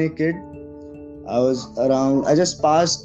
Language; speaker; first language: English; non-native, local second language; Hindi